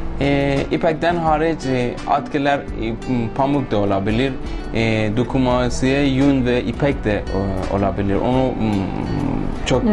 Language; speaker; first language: Turkish; non-native, local second language; Persian